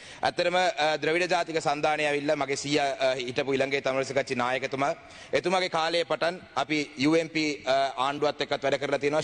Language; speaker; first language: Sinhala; non-native, local second language; Tamil